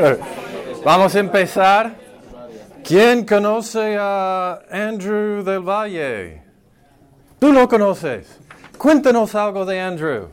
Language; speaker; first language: Spanish; non-native, fluent; English